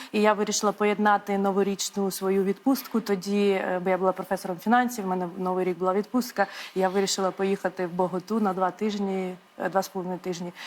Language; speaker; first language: Ukrainian; native; Ukrainian